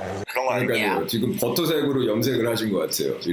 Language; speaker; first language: Korean; early bilingual, heritage; Korean